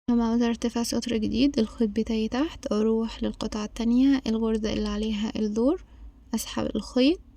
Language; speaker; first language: Arabic; native; Arabic